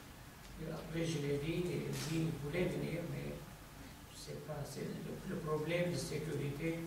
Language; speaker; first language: French; non-native, fluent; Arabic